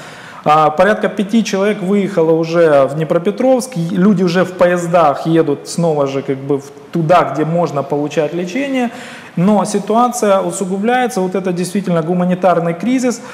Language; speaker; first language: Russian; native; Russian